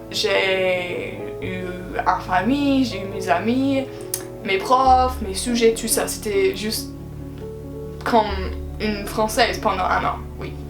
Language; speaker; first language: French; non-native, fluent; English